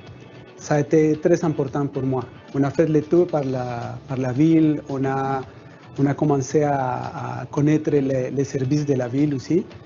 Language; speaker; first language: French; non-native, fluent; Spanish